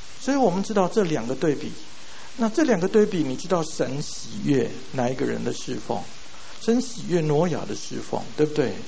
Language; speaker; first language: Chinese; non-native, local second language; Min Nan Chinese